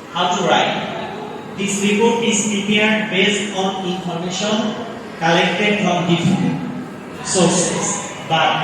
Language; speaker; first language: English; non-native, local second language; Bangla